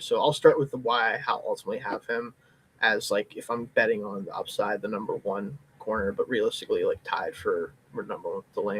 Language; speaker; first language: English; native; English